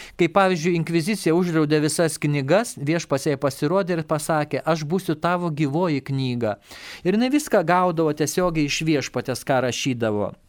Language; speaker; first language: Lithuanian; native; Lithuanian